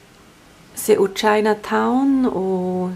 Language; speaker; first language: French; non-native, learner; Vietnamese